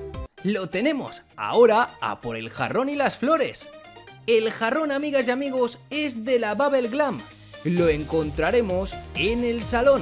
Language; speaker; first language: Spanish; native; Spanish